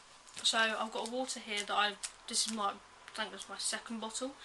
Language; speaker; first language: English; native; English